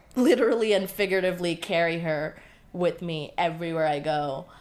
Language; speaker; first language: English; non-native, local second language; Bangla